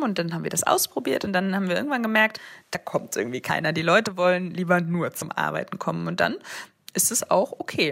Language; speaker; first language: German; native; German